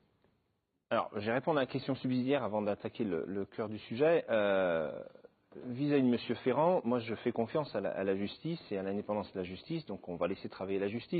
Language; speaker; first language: French; native; French